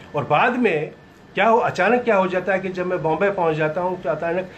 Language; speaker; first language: Hindi; native; Hindi